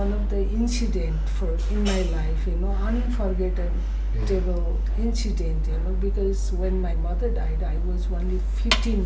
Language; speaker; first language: English; non-native, local second language; Nepali